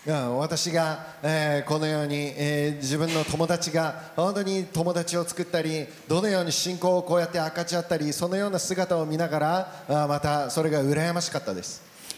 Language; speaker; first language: Japanese; native; Japanese